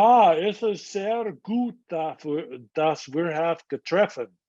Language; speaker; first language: German; non-native, learner; English